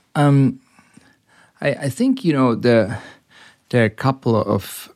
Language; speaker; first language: English; non-native, fluent; German